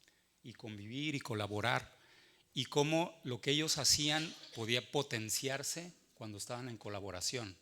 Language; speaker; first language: Spanish; native; Spanish